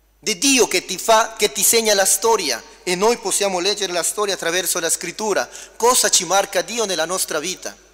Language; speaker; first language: Italian; non-native, fluent; Spanish